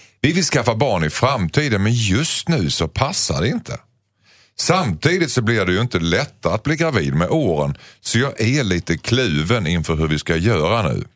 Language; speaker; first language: Swedish; native; Swedish